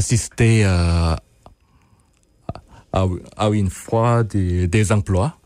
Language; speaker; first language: French; non-native, fluent; Korean